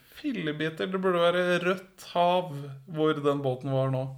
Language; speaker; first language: Norwegian; native; Norwegian